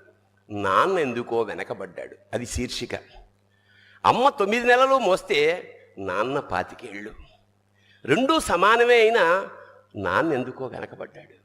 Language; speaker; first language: Telugu; native; Telugu